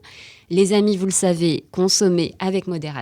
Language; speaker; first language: French; native; French